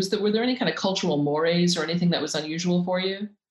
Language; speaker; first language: English; native; English